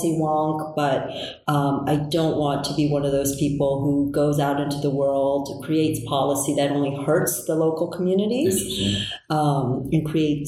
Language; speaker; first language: English; early bilingual, other home language; Korean